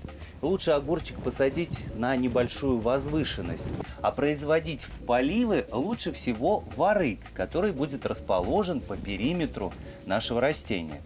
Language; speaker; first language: Russian; native; Russian